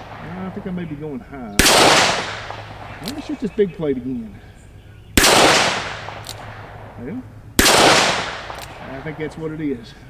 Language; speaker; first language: English; native; English